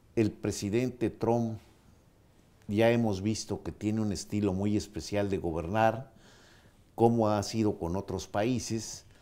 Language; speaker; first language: Spanish; native; Spanish